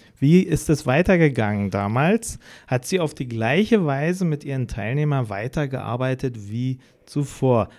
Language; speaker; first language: German; native; German